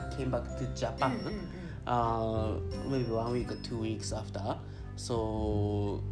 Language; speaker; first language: English; non-native, learner; Japanese